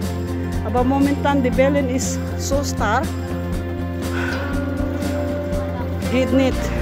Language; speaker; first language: German; non-native, learner; Filipino